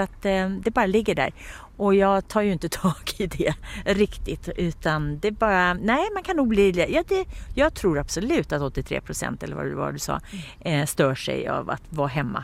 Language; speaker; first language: Swedish; native; Swedish